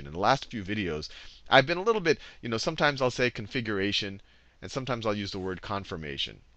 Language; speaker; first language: English; native; English